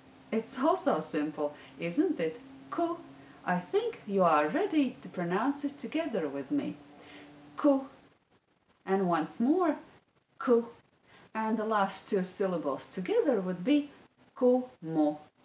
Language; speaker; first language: English; non-native, fluent; Latvian